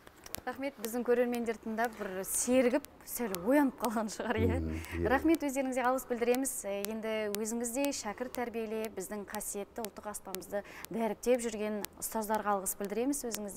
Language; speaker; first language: Kazakh; native; Kazakh